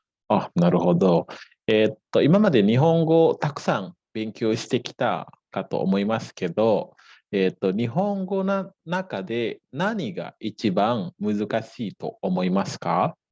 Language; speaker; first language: Japanese; non-native, fluent; Indonesian